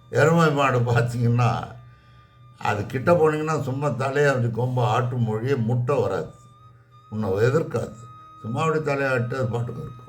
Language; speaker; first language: Tamil; native; Tamil